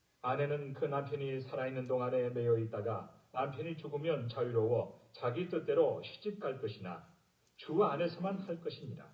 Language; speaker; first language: Korean; native; Korean